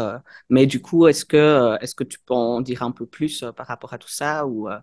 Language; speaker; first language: French; native; French